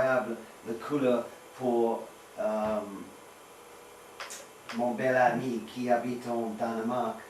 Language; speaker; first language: French; non-native, learner; Swedish